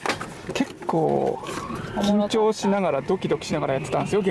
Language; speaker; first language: Japanese; native; Japanese